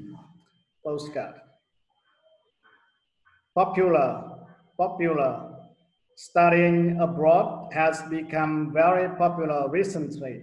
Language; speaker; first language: English; non-native, learner; Vietnamese